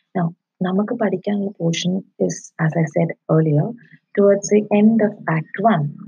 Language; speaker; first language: English; non-native, local second language; Malayalam